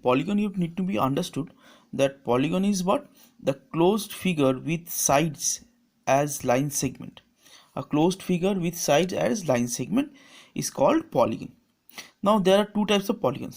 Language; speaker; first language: English; non-native, local second language; Bangla